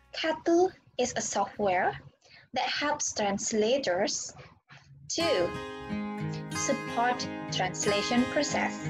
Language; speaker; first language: English; non-native, fluent; Indonesian